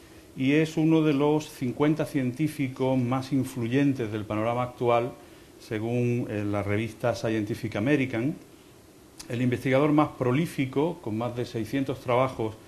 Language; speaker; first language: Spanish; native; Spanish